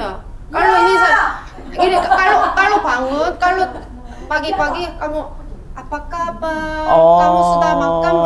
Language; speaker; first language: Indonesian; non-native, learner; Korean